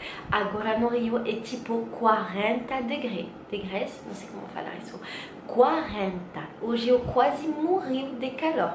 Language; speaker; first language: Portuguese; non-native, learner; French